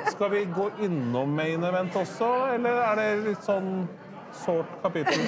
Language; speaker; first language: Norwegian; native; Norwegian